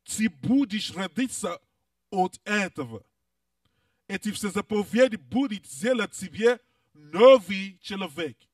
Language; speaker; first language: Russian; non-native, learner; English